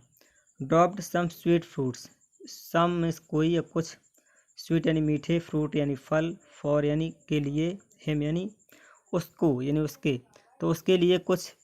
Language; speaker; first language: Hindi; native; Hindi